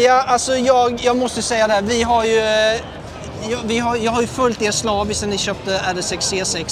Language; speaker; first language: Swedish; native; Swedish